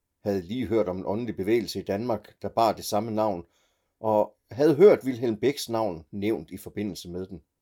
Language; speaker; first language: Danish; native; Danish